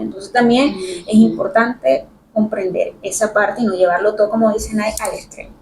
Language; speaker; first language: Spanish; native; Spanish